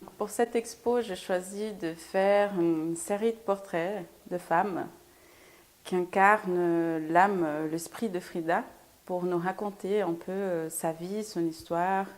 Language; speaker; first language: French; non-native, fluent; Portuguese